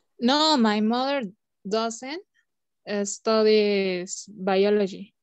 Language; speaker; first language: English; non-native, learner; Spanish